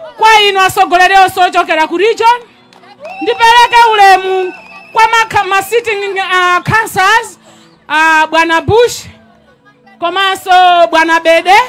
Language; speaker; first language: Nyanja; native; Nyanja